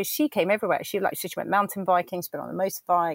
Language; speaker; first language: English; native; English